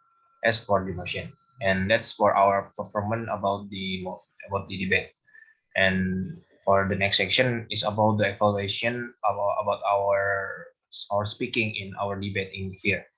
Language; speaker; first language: English; non-native, learner; Indonesian